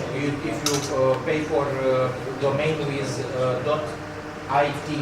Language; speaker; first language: English; non-native, learner; Romanian